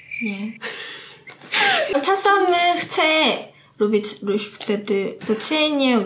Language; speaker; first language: Polish; non-native, learner; Korean